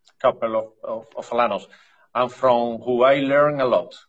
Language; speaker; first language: English; non-native, learner; Spanish